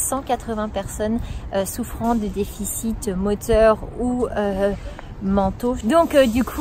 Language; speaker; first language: French; native; French